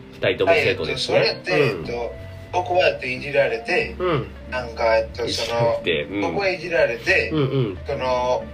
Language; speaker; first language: Japanese; non-native, learner; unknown